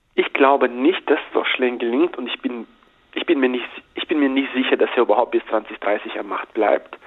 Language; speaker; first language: German; non-native, fluent; Russian